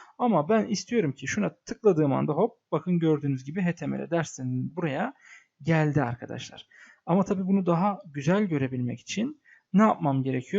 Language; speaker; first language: Turkish; native; Turkish